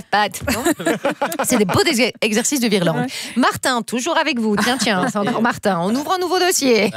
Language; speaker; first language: French; native; French